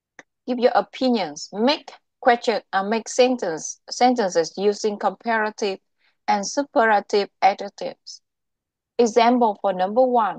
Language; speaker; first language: English; non-native, local second language; Vietnamese